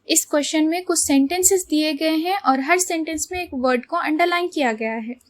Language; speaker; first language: Hindi; non-native, local second language; Telugu